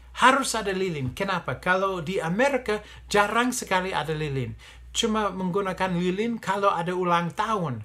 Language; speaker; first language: Indonesian; non-native, fluent; English